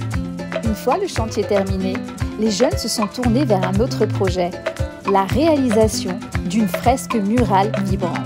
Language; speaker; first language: French; native; French